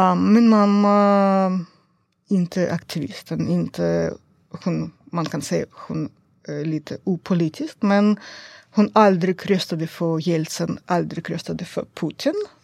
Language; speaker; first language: Swedish; non-native, learner; Russian